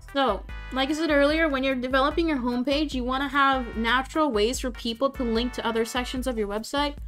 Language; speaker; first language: English; native; English